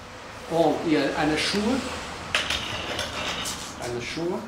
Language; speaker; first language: German; non-native, learner; Portuguese